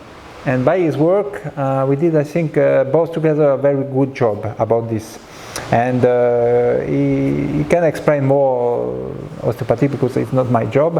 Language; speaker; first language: English; non-native, learner; French